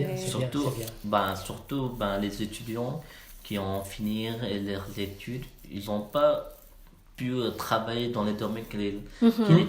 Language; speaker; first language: French; non-native, learner; Malay